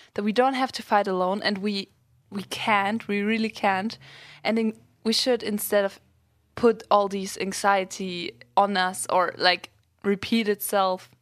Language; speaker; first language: English; non-native, fluent; German